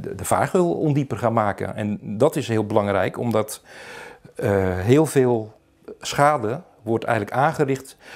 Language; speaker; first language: Dutch; native; Dutch